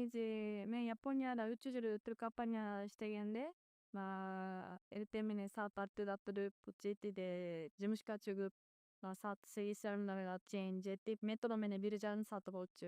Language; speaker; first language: Kyrgyz; non-native, fluent; Japanese